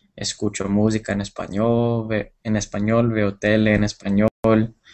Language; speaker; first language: Spanish; non-native, fluent; English